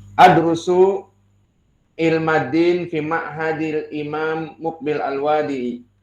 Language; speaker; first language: Arabic; non-native, fluent; Indonesian